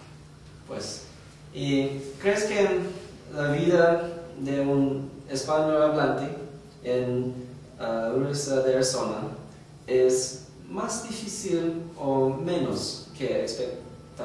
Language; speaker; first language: Spanish; non-native, learner; English